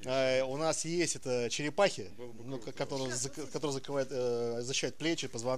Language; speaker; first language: Russian; native; Russian